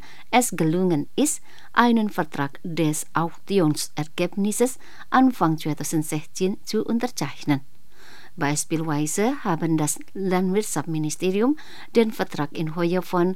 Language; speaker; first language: German; non-native, fluent; Indonesian